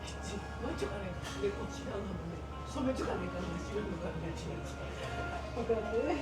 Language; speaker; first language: Japanese; native; Japanese